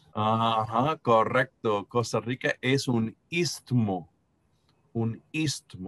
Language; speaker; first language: Spanish; non-native, fluent; English